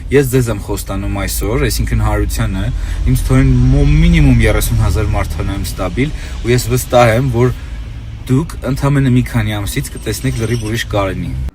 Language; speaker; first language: Armenian; native; Armenian